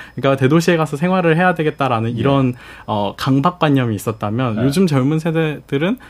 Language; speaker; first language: Korean; early bilingual, heritage; Korean